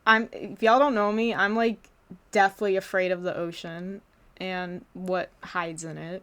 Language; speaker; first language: English; native; English